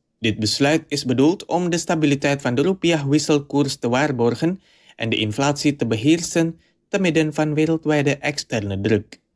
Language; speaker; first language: Dutch; non-native, fluent; Indonesian